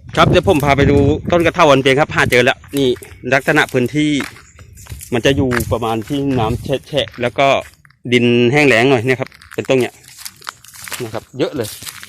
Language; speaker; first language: Thai; non-native, local second language; Northeastern Thai